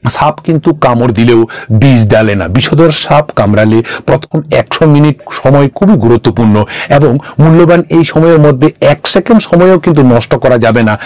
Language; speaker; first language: Bangla; non-native, local second language; Kok Borok